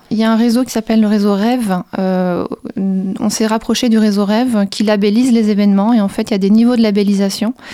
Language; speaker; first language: French; native; French